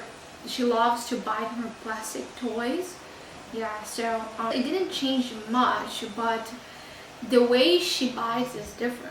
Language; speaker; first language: English; non-native, fluent; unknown